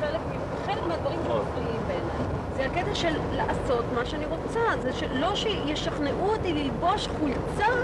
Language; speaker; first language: Hebrew; native; Hebrew